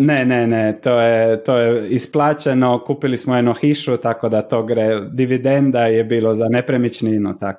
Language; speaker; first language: Slovenian; non-native, learner; Croatian